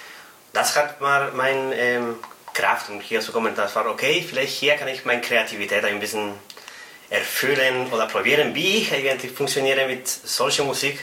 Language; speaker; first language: German; non-native, fluent; Spanish